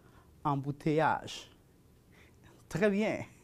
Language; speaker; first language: French; non-native, fluent; Spanish